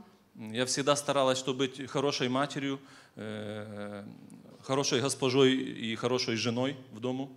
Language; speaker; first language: Polish; non-native, learner; Russian